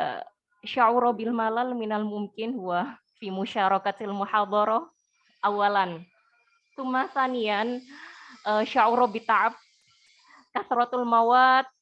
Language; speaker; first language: Arabic; non-native, fluent; Indonesian